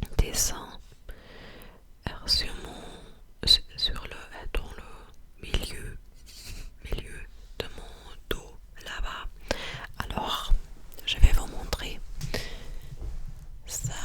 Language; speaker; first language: French; non-native, learner; English